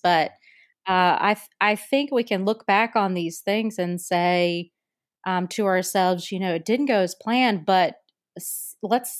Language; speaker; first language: English; native; English